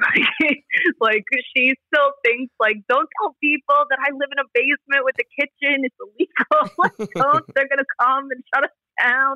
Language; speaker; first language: English; early bilingual, other home language; Italian